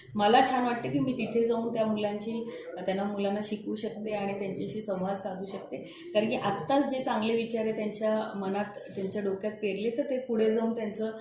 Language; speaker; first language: Marathi; non-native, local second language; Hindi